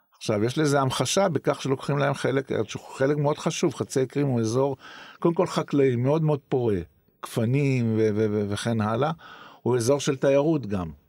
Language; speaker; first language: Hebrew; native; Hebrew